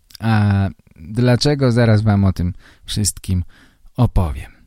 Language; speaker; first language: Polish; native; Polish